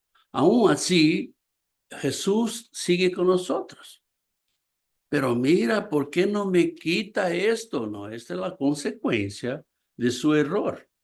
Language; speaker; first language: Spanish; non-native, fluent; Portuguese